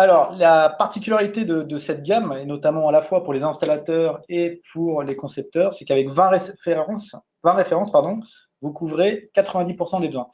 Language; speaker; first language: French; native; French